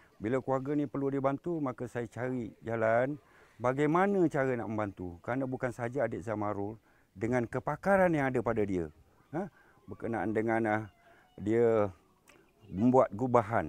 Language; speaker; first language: Malay; native; Malay